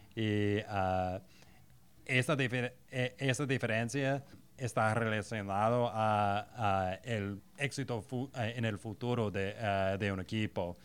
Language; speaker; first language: Spanish; non-native, learner; English